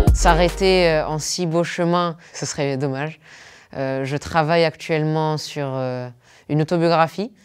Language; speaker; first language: French; non-native, local second language; Arabic